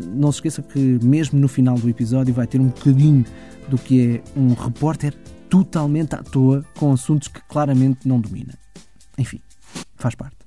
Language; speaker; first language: Portuguese; early bilingual, heritage; German